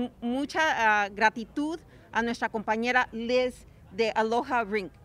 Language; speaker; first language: Spanish; native; Spanish